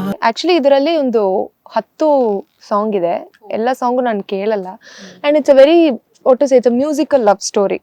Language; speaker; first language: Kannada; early bilingual, heritage; Kannada